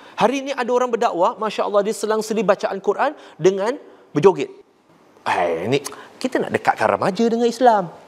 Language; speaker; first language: Malay; non-native, local second language; Chinese